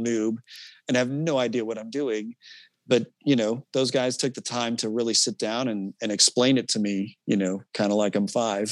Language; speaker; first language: English; native; English